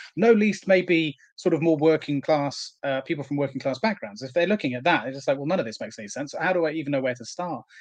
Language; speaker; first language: English; native; English